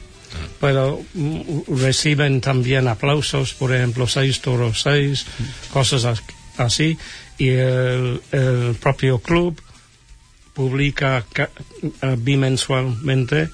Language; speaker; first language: Spanish; non-native, fluent; English